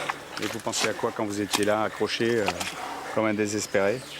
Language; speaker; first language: French; native; French